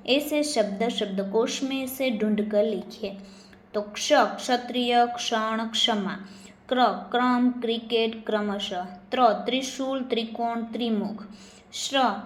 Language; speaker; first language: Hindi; non-native, local second language; Gujarati